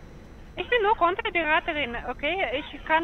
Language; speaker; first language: German; non-native, learner; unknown